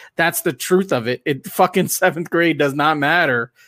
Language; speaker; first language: English; native; English